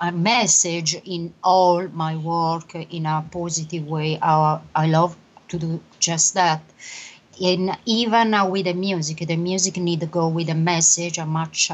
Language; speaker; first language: English; non-native, learner; Italian